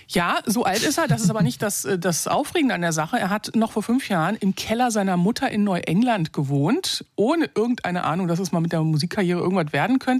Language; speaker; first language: German; native; German